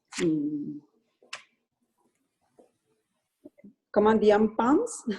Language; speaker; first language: French; non-native, learner; Spanish